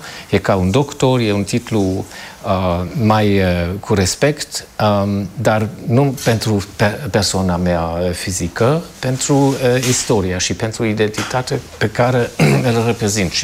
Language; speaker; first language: Romanian; non-native, fluent; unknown